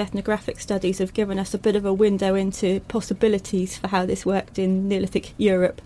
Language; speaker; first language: English; native; English